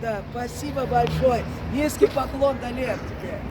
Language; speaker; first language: Russian; non-native, local second language; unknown